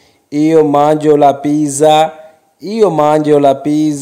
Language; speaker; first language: Italian; non-native, fluent; Punjabi